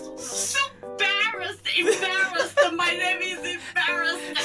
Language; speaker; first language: English; non-native, learner; Chinese